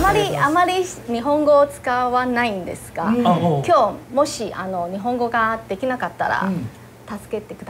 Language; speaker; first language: Japanese; non-native, learner; Chinese